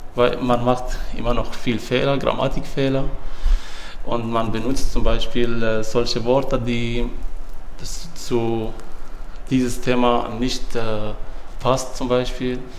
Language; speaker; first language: German; non-native, learner; Arabic